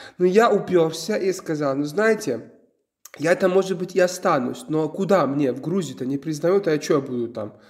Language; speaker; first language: Russian; non-native, local second language; Georgian